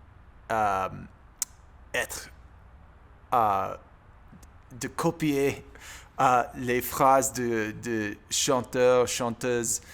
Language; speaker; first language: French; non-native, learner; English